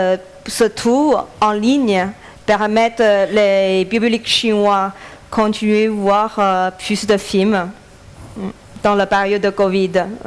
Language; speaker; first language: French; non-native, learner; Chinese